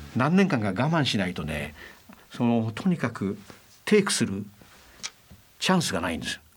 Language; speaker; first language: Japanese; native; Japanese